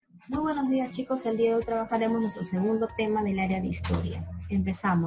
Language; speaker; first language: Spanish; native; Spanish